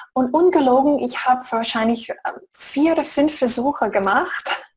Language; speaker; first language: German; non-native, fluent; English